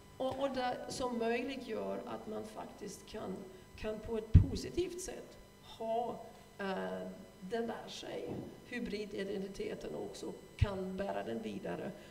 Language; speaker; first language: Swedish; non-native, fluent; German